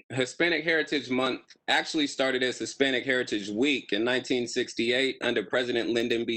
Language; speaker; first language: English; native; English